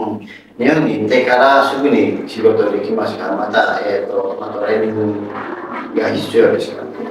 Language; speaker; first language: Japanese; non-native, learner; Indonesian